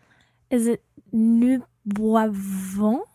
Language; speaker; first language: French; non-native, learner; English